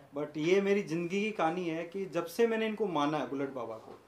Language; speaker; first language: Hindi; native; Hindi